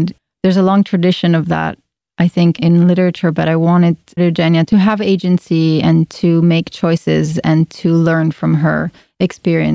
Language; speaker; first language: English; non-native, fluent; Italian